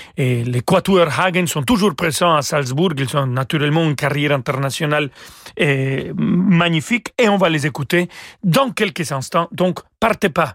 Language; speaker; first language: French; non-native, fluent; Spanish